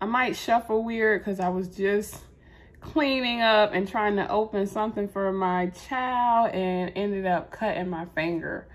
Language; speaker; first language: English; native; English